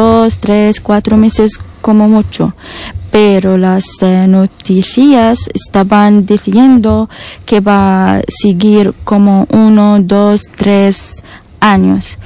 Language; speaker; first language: Spanish; non-native, learner; Arabic